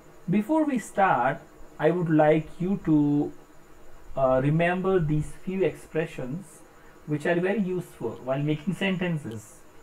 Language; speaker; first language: English; non-native, local second language; Hindi